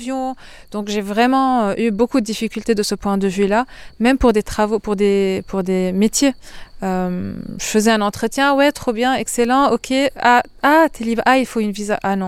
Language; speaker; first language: French; non-native, local second language; Arabic